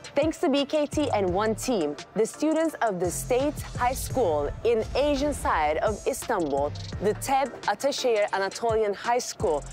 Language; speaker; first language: English; non-native, fluent; Turkish